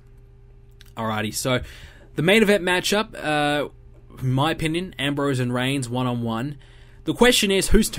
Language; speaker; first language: English; native; English